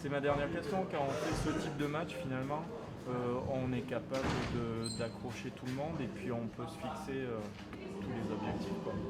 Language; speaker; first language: French; native; French